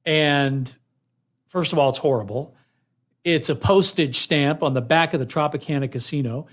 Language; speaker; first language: English; native; English